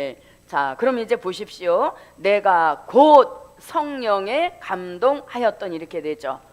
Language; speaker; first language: Korean; native; Korean